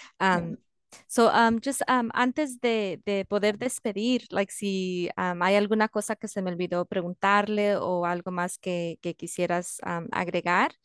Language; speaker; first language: Spanish; early bilingual, heritage; Spanish